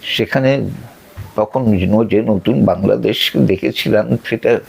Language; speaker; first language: Bangla; early bilingual, other home language; Sylheti